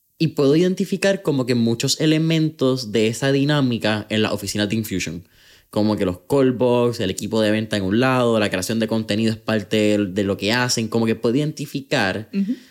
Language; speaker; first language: Spanish; native; Spanish